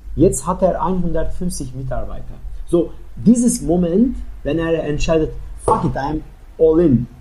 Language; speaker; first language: German; non-native, learner; Turkish